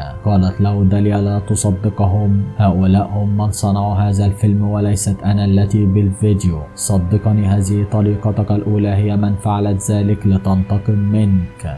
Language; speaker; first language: Arabic; native; Arabic